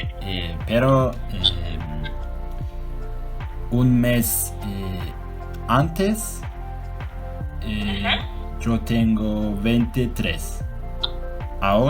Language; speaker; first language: Spanish; non-native, learner; Turkish